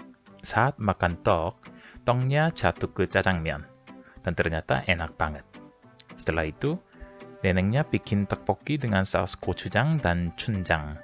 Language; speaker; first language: Indonesian; non-native, fluent; Korean